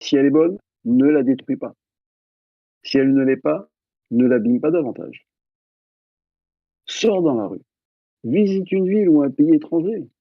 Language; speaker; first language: French; native; French